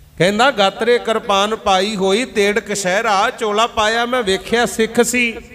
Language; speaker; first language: Punjabi; native; Punjabi